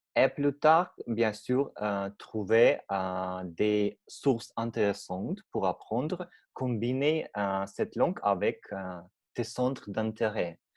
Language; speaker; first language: French; non-native, learner; Russian